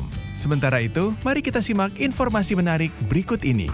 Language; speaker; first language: Indonesian; native; Indonesian